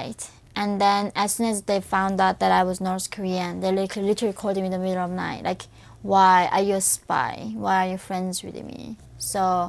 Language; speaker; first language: English; non-native, fluent; Korean